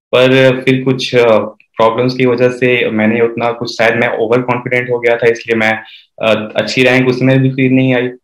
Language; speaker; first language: Hindi; native; Hindi